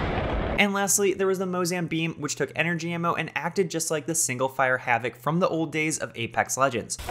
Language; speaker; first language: English; native; English